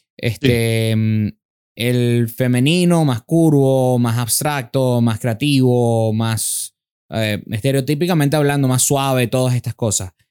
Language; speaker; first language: Spanish; native; Spanish